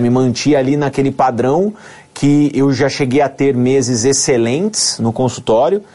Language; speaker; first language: Portuguese; native; Portuguese